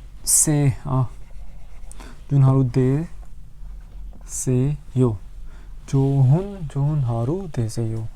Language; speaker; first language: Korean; non-native, fluent; Urdu